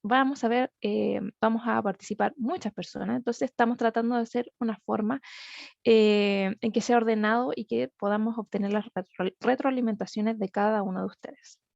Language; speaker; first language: Spanish; native; Spanish